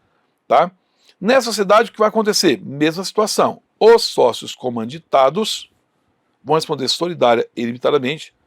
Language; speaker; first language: Portuguese; native; Portuguese